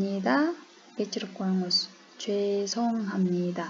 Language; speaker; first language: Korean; non-native, fluent; Kyrgyz